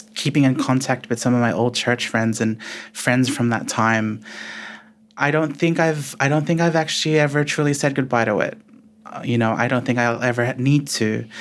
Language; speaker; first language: English; early bilingual, other home language; Filipino